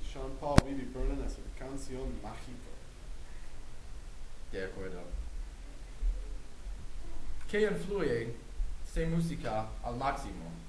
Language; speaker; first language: Spanish; non-native, learner; English